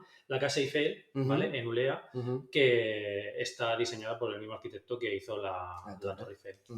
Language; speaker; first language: Spanish; native; Spanish